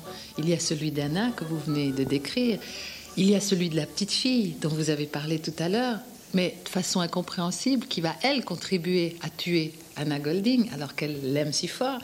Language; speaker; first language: French; native; French